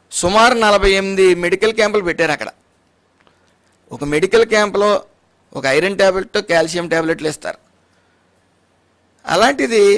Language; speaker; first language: Telugu; native; Telugu